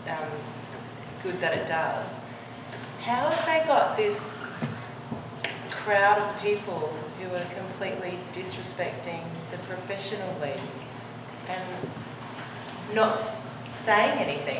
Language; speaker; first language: English; native; English